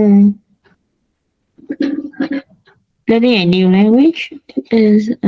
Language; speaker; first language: English; non-native, learner; Vietnamese